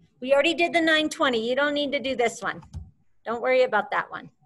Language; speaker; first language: English; native; English